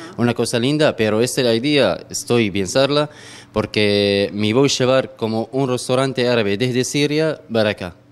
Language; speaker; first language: Spanish; non-native, learner; Arabic